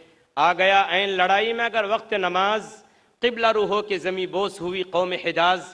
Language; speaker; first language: Hindi; native; Hindi